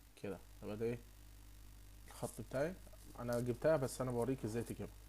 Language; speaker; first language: Arabic; native; Arabic